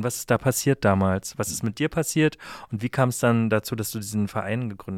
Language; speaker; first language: German; native; German